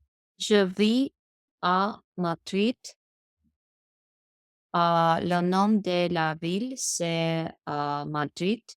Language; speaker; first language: French; non-native, learner; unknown